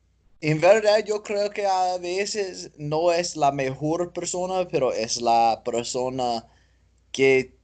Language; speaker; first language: Spanish; non-native, learner; English